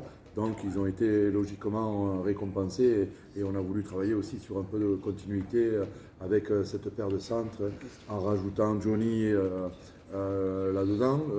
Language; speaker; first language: French; native; French